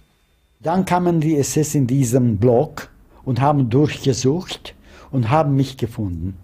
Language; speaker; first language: German; non-native, fluent; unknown